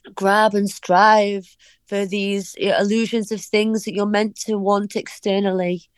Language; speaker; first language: English; native; English